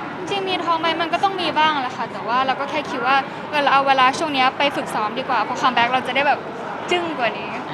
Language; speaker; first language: Thai; non-native, fluent; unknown